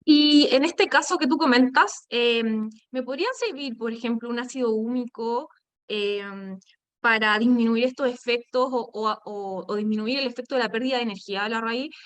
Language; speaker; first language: Spanish; native; Spanish